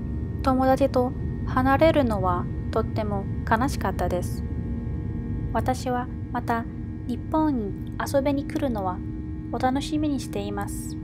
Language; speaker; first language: Japanese; non-native, fluent; Arabic